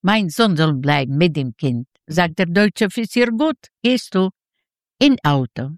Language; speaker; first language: German; non-native, learner; Yiddish